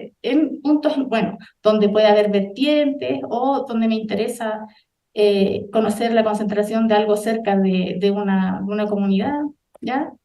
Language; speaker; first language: Spanish; native; Spanish